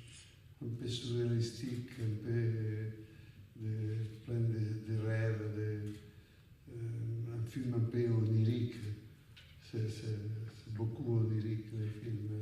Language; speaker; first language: French; non-native, fluent; Italian